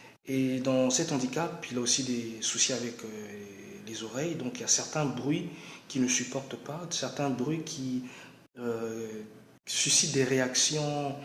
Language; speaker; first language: French; non-native, local second language; Lingala